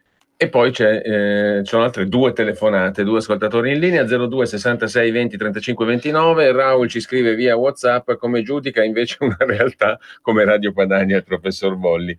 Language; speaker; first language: Italian; native; Italian